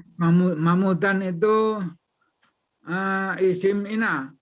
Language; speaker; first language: Arabic; non-native, learner; Indonesian